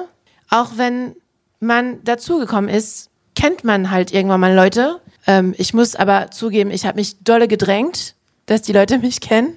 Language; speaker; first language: German; non-native, fluent; French